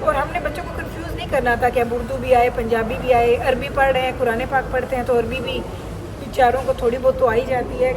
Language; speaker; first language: Urdu; non-native, local second language; Punjabi